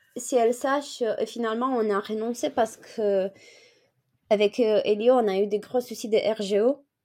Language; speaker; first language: French; non-native, fluent; Romanian